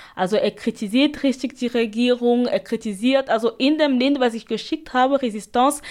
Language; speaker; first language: German; non-native, fluent; Basaa